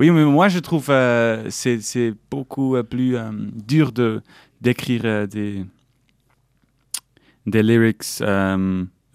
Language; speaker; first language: French; non-native, local second language; German